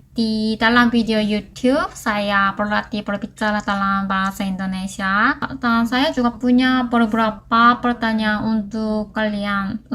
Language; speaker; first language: Indonesian; non-native, learner; Korean